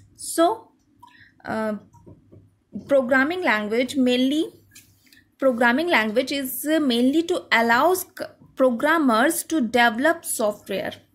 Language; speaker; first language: English; non-native, local second language; Hindi